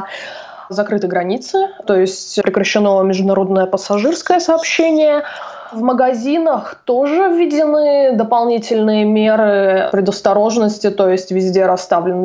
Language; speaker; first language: Russian; native; Russian